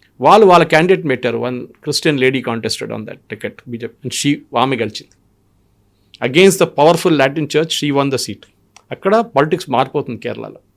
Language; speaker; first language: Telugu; non-native, local second language; Malayalam